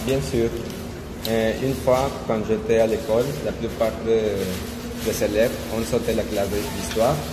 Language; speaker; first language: French; non-native, learner; Spanish